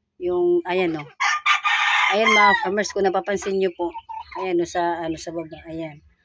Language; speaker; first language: Filipino; non-native, local second language; Cebuano